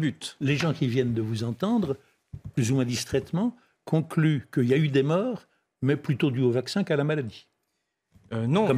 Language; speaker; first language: French; native; French